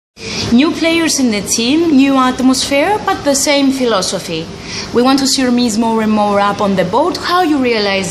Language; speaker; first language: English; non-native, fluent; Greek